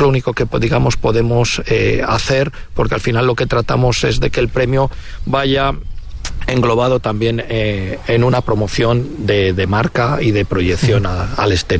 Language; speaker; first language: Spanish; native; Spanish